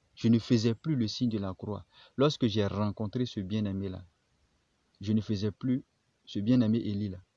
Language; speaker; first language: French; non-native, local second language; Baoulé